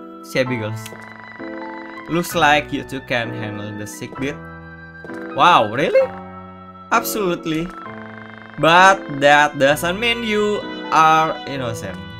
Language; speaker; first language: English; non-native, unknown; Indonesian